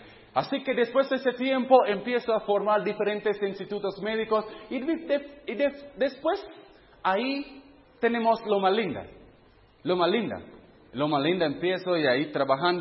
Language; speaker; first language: Spanish; non-native, fluent; English